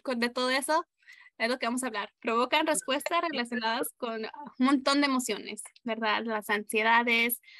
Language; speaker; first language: Spanish; early bilingual, heritage; Spanish